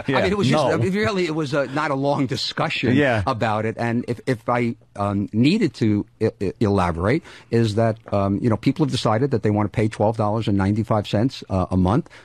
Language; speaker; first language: English; native; English